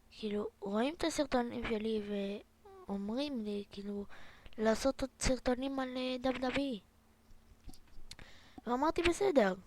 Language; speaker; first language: Hebrew; native; Hebrew